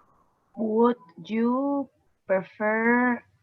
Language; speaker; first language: English; non-native, learner; Spanish